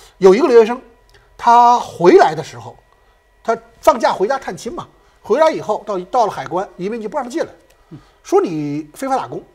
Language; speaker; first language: Chinese; native; Chinese